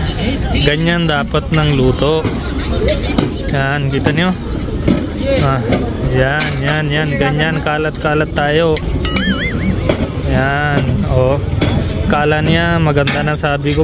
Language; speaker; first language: Filipino; non-native, learner; Punjabi